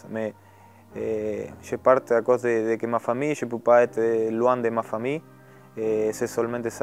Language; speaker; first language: French; non-native, learner; Spanish